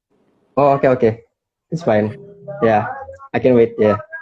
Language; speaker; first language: English; non-native, fluent; Indonesian